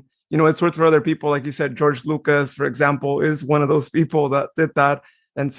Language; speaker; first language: English; native; English